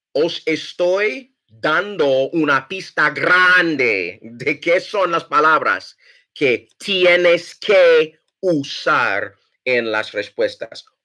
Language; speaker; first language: Spanish; non-native, fluent; English